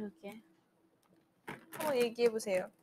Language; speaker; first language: Korean; native; Korean